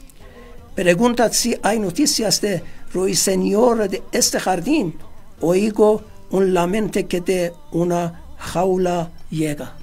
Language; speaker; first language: Spanish; non-native, fluent; Persian